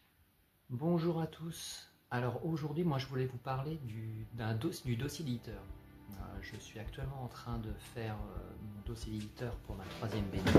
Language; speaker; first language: French; native; French